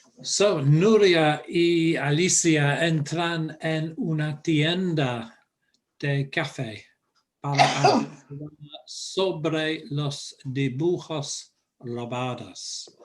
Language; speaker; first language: Spanish; non-native, fluent; English